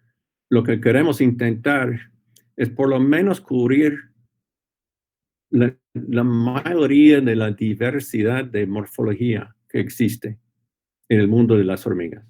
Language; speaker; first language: Spanish; non-native, fluent; English